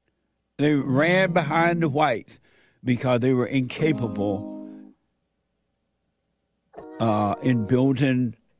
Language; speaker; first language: English; native; English